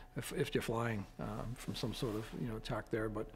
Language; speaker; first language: English; native; English